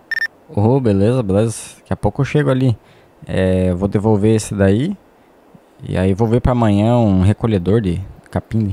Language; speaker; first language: Portuguese; native; Portuguese